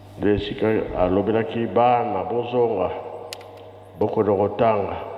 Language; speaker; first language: Lingala; non-native, local second language; Kongo